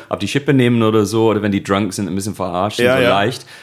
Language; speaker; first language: German; non-native, fluent; English